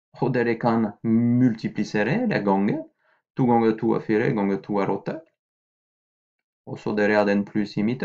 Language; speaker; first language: Norwegian; non-native, fluent; French